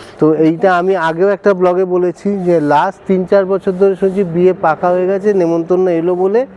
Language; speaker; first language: Bangla; native; Bangla